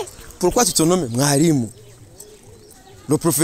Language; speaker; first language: French; non-native, learner; Rundi